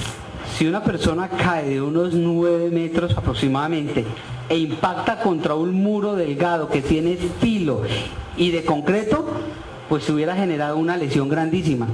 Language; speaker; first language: Spanish; native; Spanish